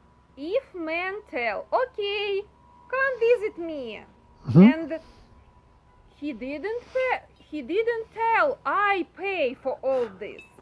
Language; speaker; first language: English; non-native, learner; Russian